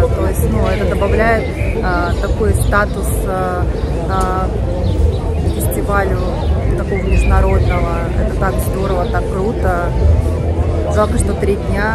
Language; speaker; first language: Russian; native; Russian